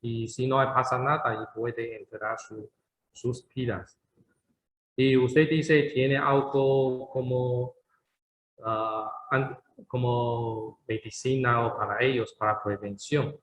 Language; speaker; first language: Spanish; non-native, learner; Chinese